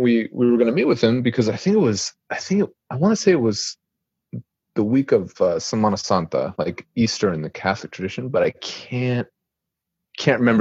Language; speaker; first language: English; native; English